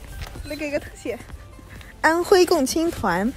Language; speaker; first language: Chinese; native; Chinese